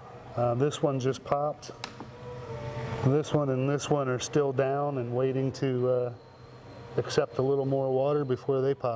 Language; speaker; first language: English; native; English